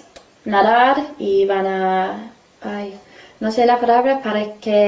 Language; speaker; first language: Spanish; non-native, learner; English